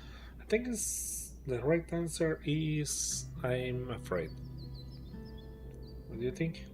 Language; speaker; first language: English; non-native, fluent; Spanish